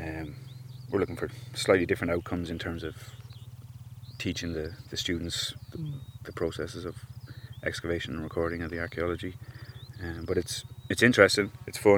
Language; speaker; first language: English; native; English